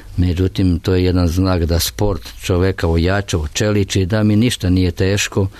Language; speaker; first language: Serbian; native; Serbian